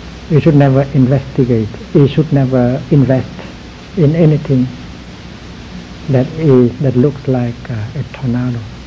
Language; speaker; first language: English; non-native, fluent; Vietnamese